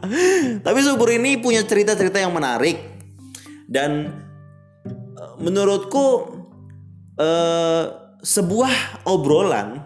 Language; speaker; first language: Indonesian; native; Indonesian